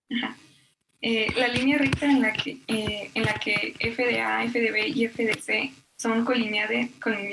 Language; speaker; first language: Spanish; native; Spanish